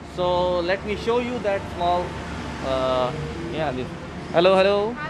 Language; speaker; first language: English; non-native, learner; Urdu